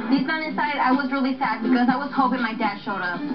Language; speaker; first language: English; early bilingual, other home language; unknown